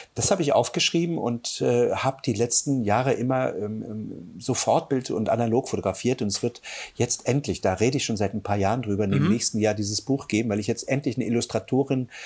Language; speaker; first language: German; native; German